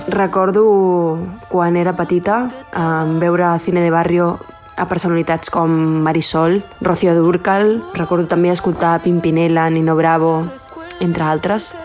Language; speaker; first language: Catalan; early bilingual, other home language; Spanish